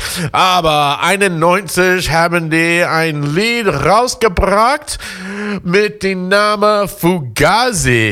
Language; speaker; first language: German; non-native, learner; English